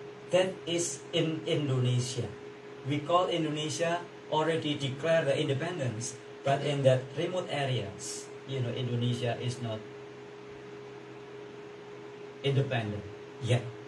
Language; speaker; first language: English; non-native, fluent; Indonesian